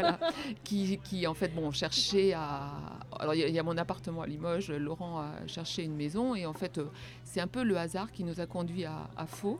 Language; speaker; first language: French; native; French